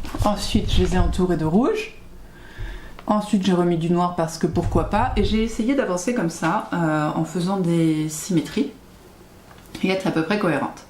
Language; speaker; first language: French; native; French